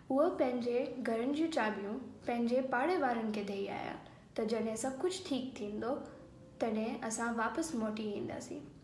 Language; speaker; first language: Sindhi; early bilingual, heritage; Sindhi